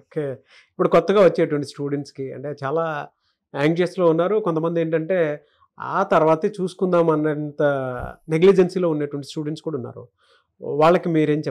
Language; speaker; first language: Telugu; native; Telugu